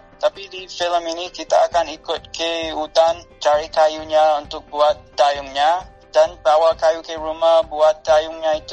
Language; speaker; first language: Indonesian; non-native, fluent; English